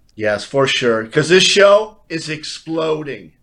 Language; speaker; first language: English; native; English